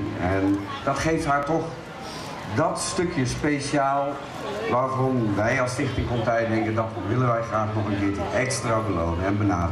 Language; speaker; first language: Dutch; native; Dutch